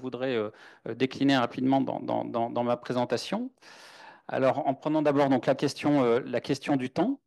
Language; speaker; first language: French; native; French